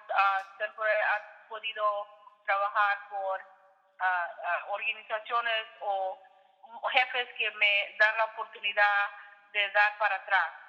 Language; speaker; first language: Spanish; early bilingual, other home language; English